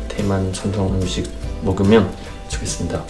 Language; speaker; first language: Korean; non-native, learner; Chinese